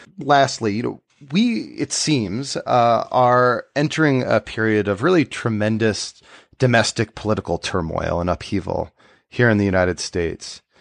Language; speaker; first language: English; native; English